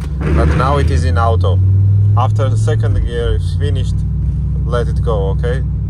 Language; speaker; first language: English; non-native, fluent; Georgian